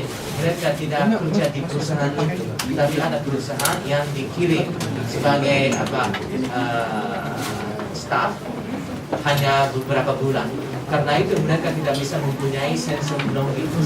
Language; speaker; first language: Indonesian; non-native, fluent; Japanese